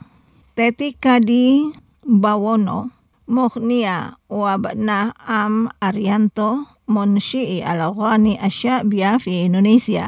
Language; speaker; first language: Arabic; non-native, learner; Indonesian